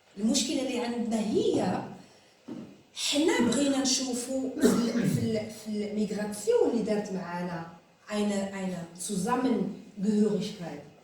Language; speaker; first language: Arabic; native; Arabic